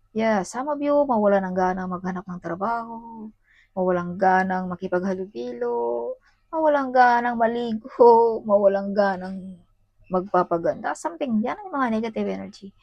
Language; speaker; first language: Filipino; non-native, local second language; Cebuano